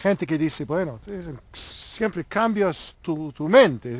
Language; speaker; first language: Spanish; non-native, learner; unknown